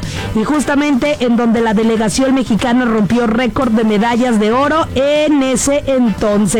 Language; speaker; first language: Spanish; native; Spanish